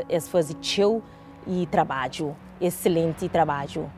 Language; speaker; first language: Portuguese; non-native, local second language; Kabuverdianu